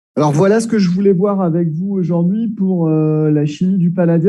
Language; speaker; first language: French; native; French